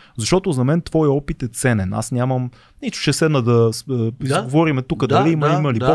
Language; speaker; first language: Bulgarian; native; Bulgarian